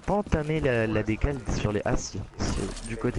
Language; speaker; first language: French; native; French